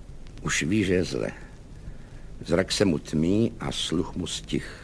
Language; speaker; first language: Czech; native; Czech